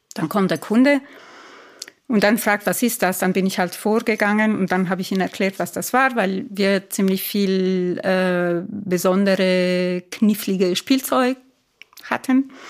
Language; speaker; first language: German; non-native, fluent; Spanish